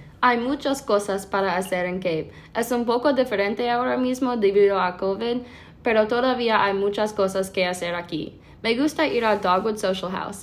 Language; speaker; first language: Spanish; non-native, learner; English